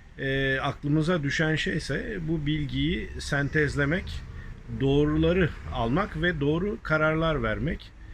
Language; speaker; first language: Turkish; native; Turkish